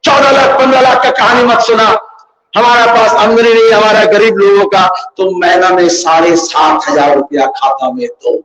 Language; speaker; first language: Hindi; non-native, local second language; Bangla